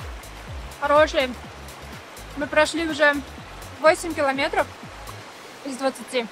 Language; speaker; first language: Russian; native; Russian